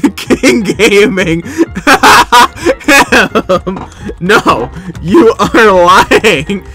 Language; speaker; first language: English; native; English